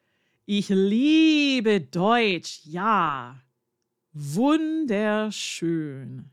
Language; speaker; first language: German; non-native, fluent; English